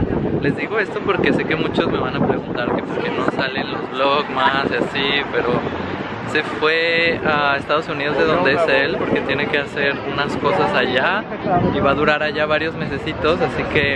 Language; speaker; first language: Spanish; native; Spanish